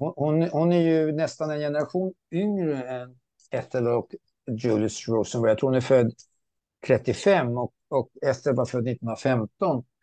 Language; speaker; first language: Swedish; early bilingual, other home language; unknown